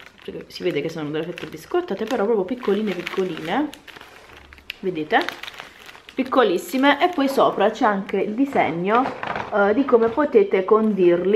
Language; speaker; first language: Italian; native; Italian